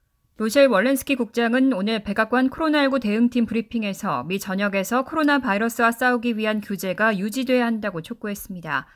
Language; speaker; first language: Korean; native; Korean